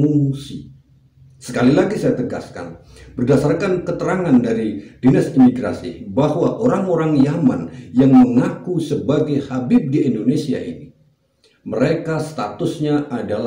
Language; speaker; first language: Indonesian; native; Indonesian